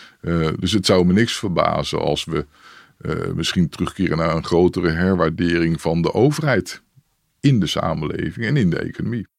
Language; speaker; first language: Dutch; native; Dutch